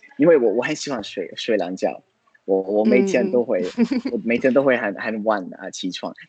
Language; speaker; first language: Chinese; non-native, fluent; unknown